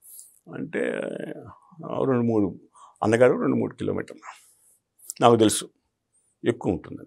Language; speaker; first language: Telugu; native; Telugu